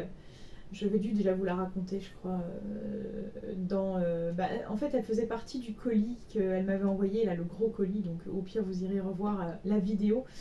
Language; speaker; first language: French; native; French